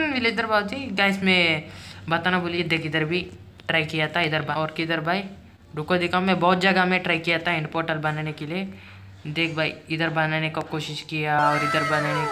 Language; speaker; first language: Hindi; native; Hindi